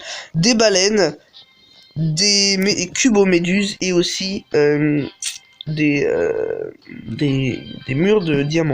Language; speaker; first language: French; native; French